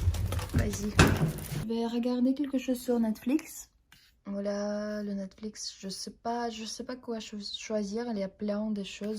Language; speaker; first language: French; non-native, fluent; Russian